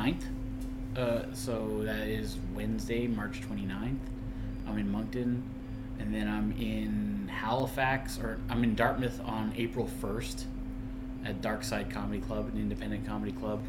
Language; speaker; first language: English; native; English